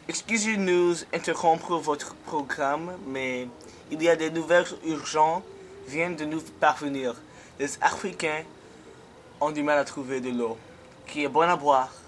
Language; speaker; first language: French; non-native, learner; English